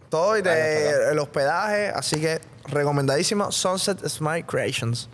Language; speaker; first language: Spanish; native; Spanish